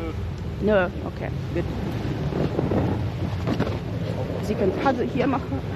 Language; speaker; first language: German; non-native, learner; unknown